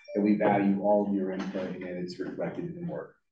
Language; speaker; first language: English; native; English